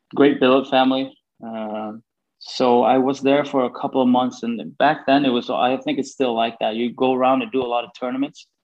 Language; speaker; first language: English; non-native, fluent; Swedish